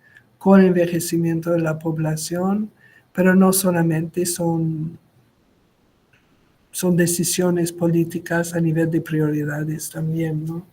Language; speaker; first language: Spanish; non-native, local second language; French